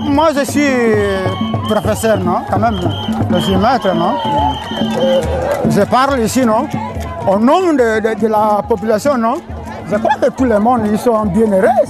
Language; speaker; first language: French; non-native, local second language; Fang